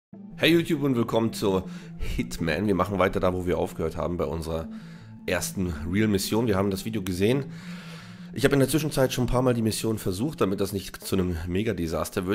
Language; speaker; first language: German; native; German